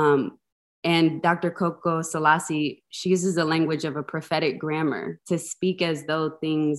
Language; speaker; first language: English; native; English